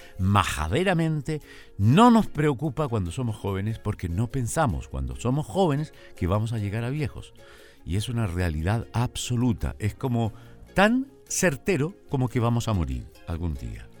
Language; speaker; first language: Spanish; native; Spanish